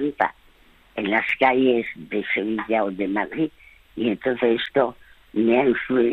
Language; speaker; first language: Spanish; early bilingual, other home language; French